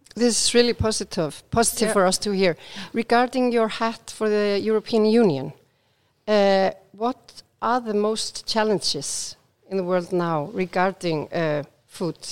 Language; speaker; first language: English; non-native, fluent; Icelandic